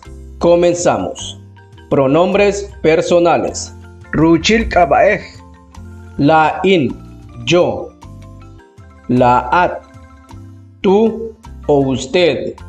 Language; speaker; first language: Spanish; non-native, local second language; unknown